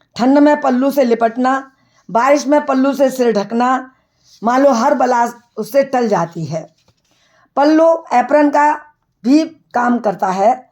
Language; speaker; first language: Hindi; native; Hindi